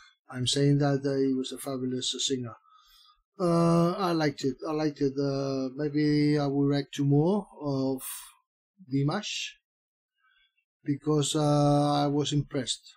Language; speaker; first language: English; non-native, fluent; Spanish